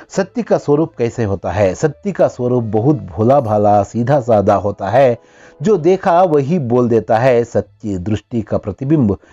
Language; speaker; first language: Hindi; non-native, local second language; Kannada